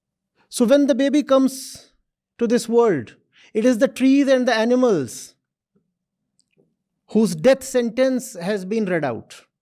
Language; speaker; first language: English; non-native, local second language; Hindi